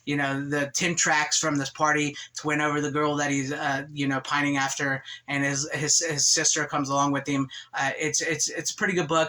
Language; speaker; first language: English; native; English